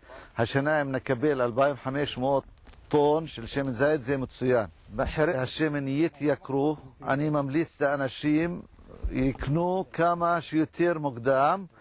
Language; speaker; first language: Hebrew; non-native, local second language; Arabic